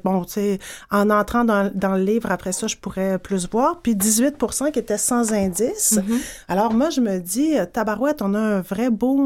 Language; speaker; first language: French; native; French